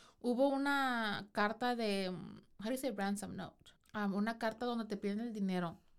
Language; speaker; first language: Spanish; early bilingual, heritage; Spanish